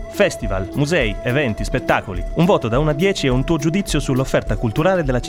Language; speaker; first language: Italian; native; Italian